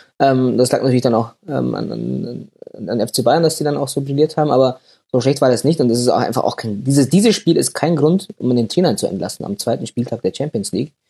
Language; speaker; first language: German; native; German